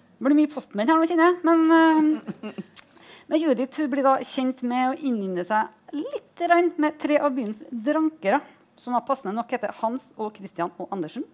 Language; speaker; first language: Norwegian; native; Norwegian